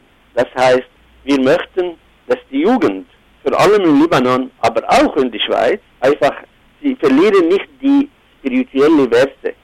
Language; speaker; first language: German; non-native, fluent; Arabic